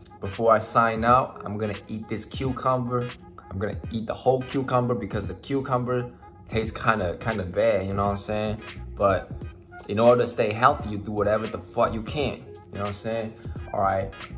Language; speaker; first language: English; non-native, fluent; Chinese